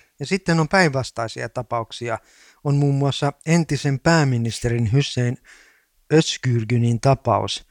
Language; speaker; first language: Finnish; native; Finnish